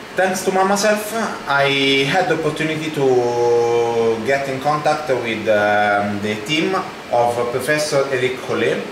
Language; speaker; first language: English; non-native, fluent; Italian